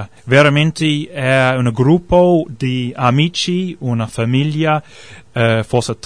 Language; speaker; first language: Italian; non-native, learner; English